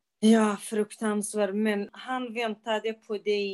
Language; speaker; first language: Swedish; non-native, fluent; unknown